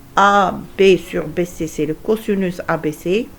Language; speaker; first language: French; non-native, local second language; Arabic